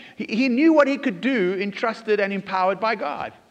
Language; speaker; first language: English; native; English